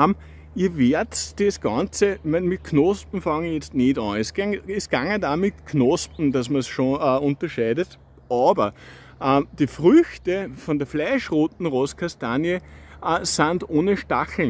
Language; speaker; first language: German; native; German